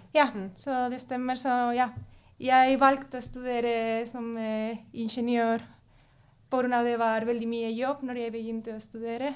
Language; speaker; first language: Norwegian; non-native, fluent; Spanish